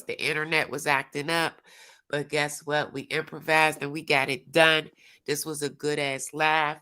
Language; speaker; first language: English; native; English